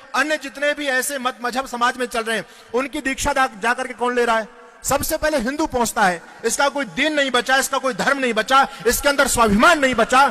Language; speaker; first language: Hindi; native; Hindi